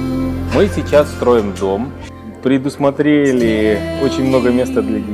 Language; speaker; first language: Russian; native; Russian